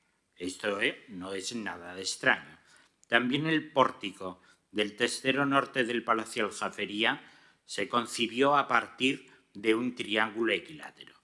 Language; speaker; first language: Spanish; native; Spanish